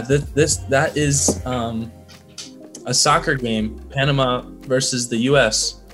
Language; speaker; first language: English; native; English